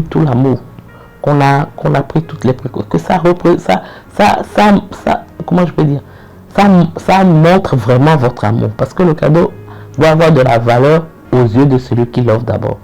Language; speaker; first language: French; native; French